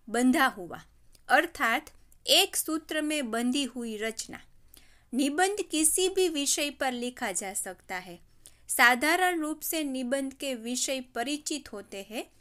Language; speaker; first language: Hindi; non-native, local second language; Gujarati